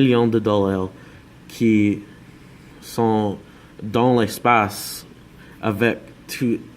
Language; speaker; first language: French; non-native, learner; English